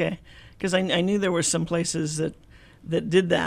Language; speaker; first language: English; native; English